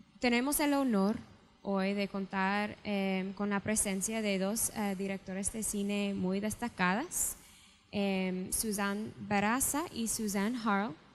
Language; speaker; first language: Spanish; native; Spanish